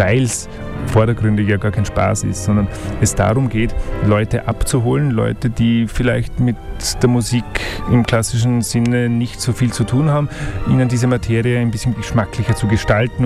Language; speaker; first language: German; native; German